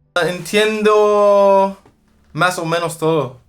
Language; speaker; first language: Spanish; non-native, learner; English